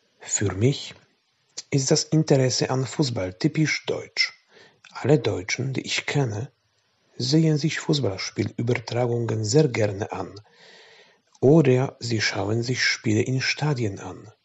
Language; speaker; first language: German; non-native, fluent; Polish